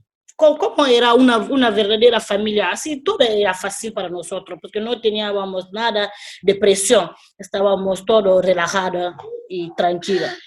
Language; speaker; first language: Spanish; non-native, learner; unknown